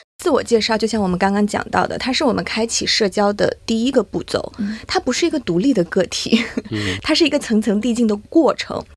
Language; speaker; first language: Chinese; native; Chinese